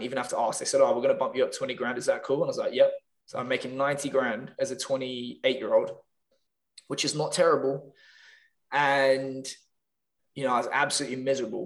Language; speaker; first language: English; native; English